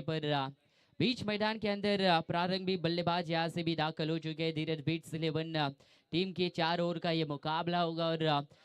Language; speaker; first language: Hindi; non-native, local second language; Marathi